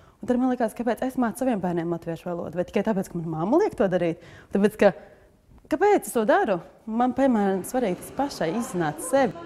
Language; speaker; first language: Latvian; native; Latvian